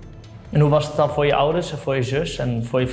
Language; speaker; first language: Dutch; native; Dutch